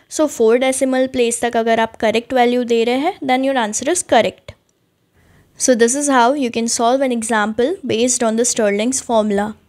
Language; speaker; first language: Hindi; native; Hindi